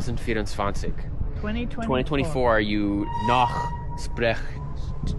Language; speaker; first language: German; non-native, learner; English